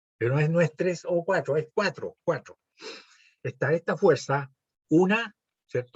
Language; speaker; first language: Spanish; native; Spanish